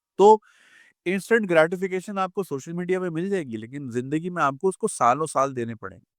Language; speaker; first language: Urdu; native; Urdu